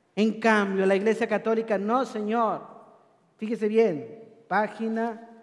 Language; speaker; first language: Spanish; native; Spanish